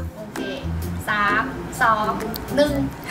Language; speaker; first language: Thai; native; Thai